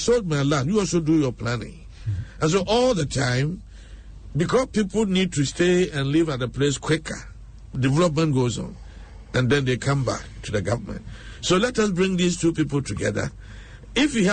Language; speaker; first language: English; non-native, local second language; Akan